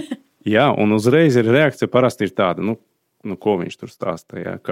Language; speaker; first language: Latvian; non-native, fluent; Azerbaijani